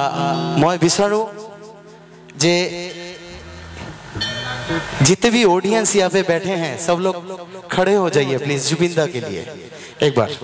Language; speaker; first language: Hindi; non-native, local second language; Assamese